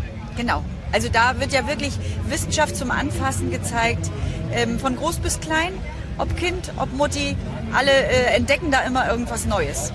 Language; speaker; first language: German; native; German